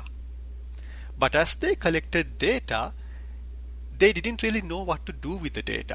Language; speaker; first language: English; non-native, local second language; Sinhala